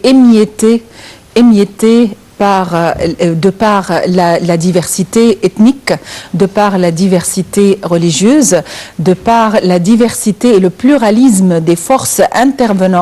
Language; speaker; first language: French; non-native, fluent; Arabic